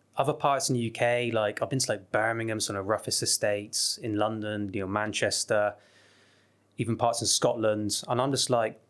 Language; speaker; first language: English; native; English